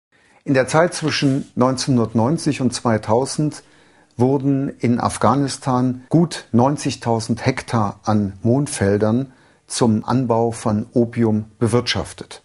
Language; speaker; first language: German; native; German